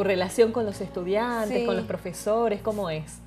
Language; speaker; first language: Spanish; native; Spanish